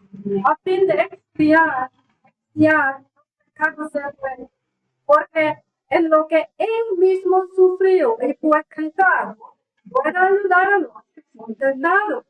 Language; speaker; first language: Spanish; non-native, learner; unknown